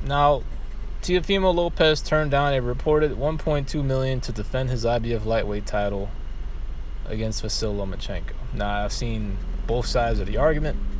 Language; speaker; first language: English; native; English